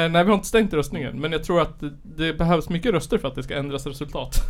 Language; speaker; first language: Swedish; native; Swedish